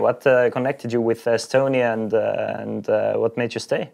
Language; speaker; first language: English; non-native, fluent; Estonian